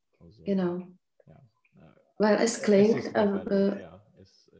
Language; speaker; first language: German; non-native, fluent; Czech